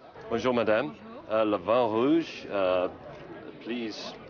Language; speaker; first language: French; non-native, learner; English